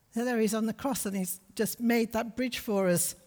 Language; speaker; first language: English; native; English